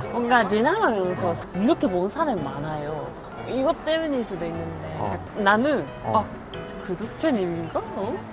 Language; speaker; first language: Korean; non-native, learner; Japanese